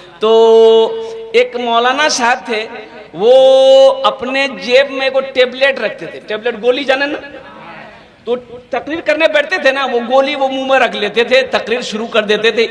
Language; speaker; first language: Hindi; non-native, local second language; Bangla